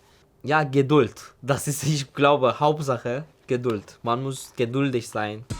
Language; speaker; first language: German; non-native, learner; Turkish